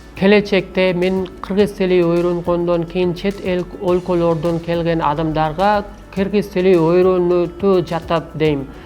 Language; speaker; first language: Kyrgyz; non-native, learner; Urdu